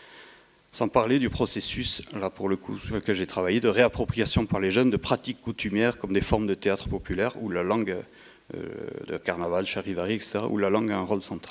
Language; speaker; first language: French; native; French